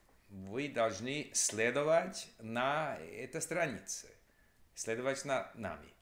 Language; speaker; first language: Russian; non-native, learner; English